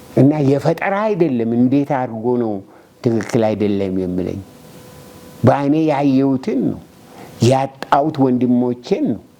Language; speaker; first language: Amharic; non-native, local second language; Oromo